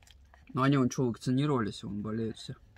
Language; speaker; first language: Russian; native; Russian